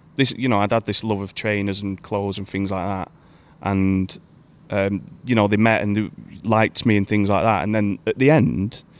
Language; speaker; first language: English; native; English